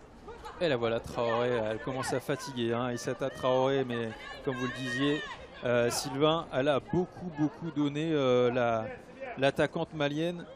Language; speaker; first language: French; native; French